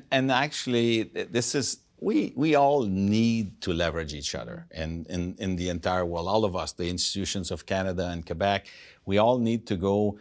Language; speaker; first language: English; non-native, fluent; French